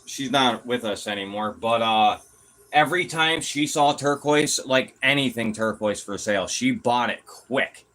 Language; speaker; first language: English; native; English